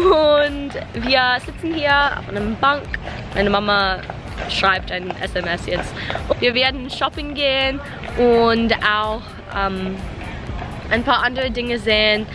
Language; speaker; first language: German; non-native, learner; English